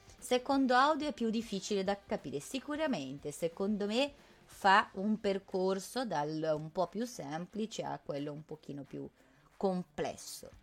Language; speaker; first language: Italian; non-native, fluent; Portuguese